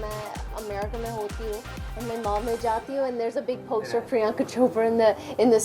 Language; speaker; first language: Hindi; non-native, learner; English